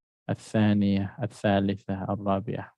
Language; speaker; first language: Arabic; non-native, fluent; Filipino